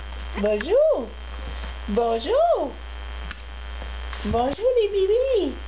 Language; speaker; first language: French; native; French